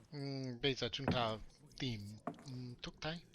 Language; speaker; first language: Vietnamese; non-native, learner; English